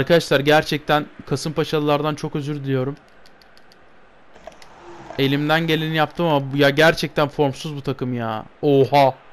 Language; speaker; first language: Turkish; native; Turkish